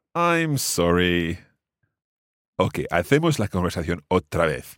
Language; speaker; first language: Spanish; non-native, fluent; English